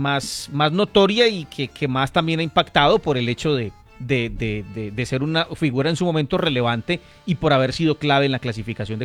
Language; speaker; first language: Spanish; native; Spanish